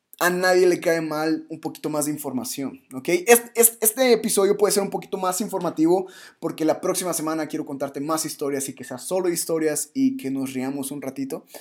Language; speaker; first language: Spanish; native; Spanish